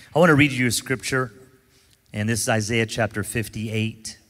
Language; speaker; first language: English; native; English